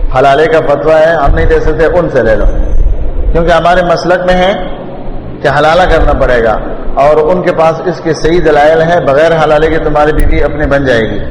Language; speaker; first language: Urdu; non-native, local second language; Pashto